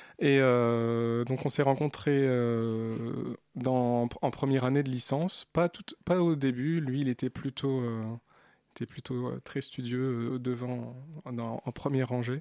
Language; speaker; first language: French; early bilingual, other home language; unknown